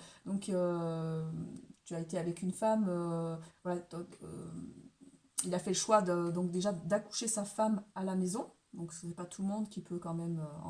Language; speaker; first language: French; native; French